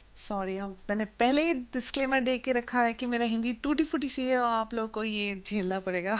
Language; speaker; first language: Hindi; non-native, local second language; Assamese